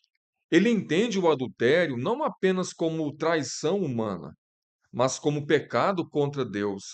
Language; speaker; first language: Portuguese; native; Portuguese